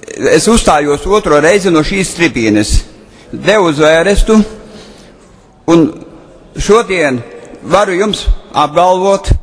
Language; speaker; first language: Latvian; native; Latvian